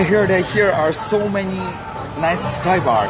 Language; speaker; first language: English; non-native, learner; Korean